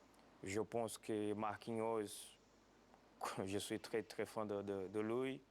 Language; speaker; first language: French; non-native, fluent; Portuguese